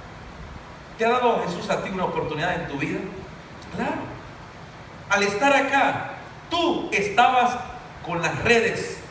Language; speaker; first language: Spanish; native; Spanish